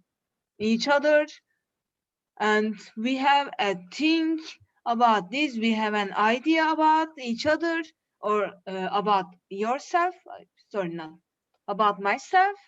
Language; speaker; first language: English; non-native, learner; Turkish